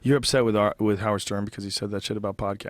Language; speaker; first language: English; native; English